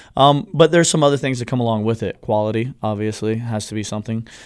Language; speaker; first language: English; native; English